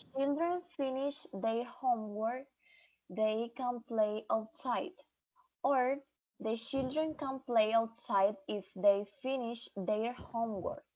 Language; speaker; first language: English; non-native, learner; Spanish